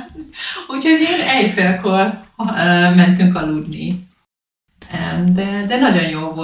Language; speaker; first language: Hungarian; non-native, learner; English